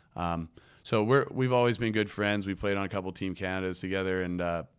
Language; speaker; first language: English; native; English